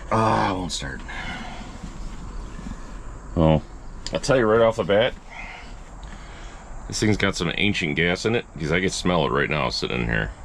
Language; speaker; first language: English; native; English